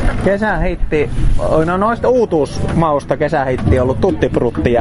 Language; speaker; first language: Finnish; native; Finnish